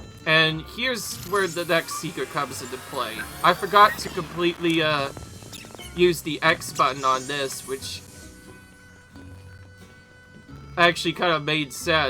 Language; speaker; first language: English; native; English